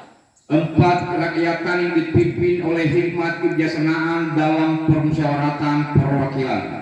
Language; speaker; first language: Indonesian; native; Indonesian